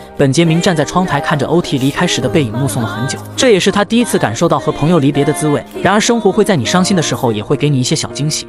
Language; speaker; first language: Chinese; native; Chinese